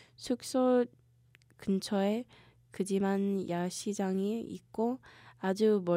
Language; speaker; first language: Korean; early bilingual, heritage; Korean